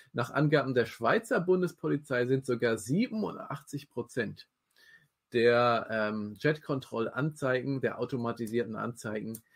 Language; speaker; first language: German; native; German